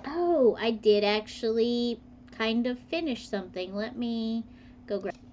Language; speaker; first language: English; native; English